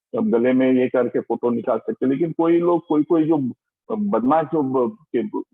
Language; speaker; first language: Hindi; non-native, local second language; Marathi